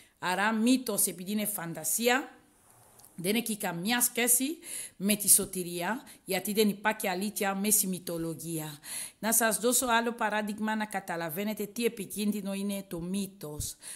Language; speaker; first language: Greek; non-native, learner; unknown